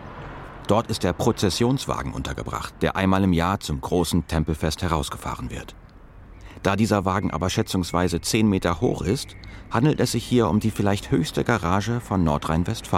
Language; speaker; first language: German; native; German